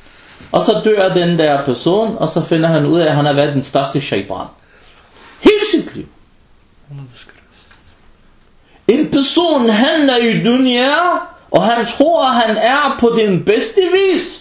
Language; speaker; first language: Danish; early bilingual, other home language; Arabic